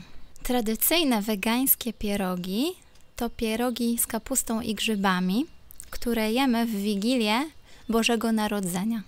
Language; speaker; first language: Polish; non-native, local second language; Ukrainian